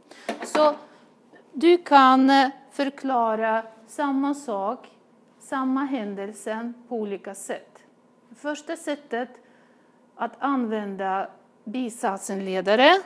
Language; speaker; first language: Swedish; non-native, fluent; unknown